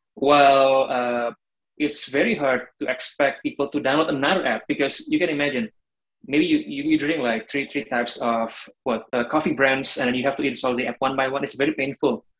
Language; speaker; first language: English; non-native, fluent; Indonesian